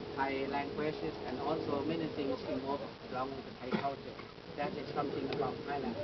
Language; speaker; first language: English; non-native, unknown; Thai